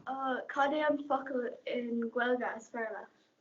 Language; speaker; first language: Irish; non-native, local second language; English